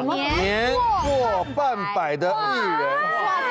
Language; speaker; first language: Chinese; native; Chinese